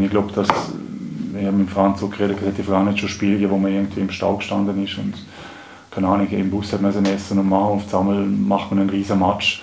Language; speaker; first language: German; native; German